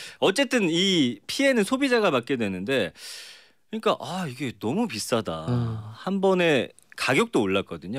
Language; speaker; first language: Korean; native; Korean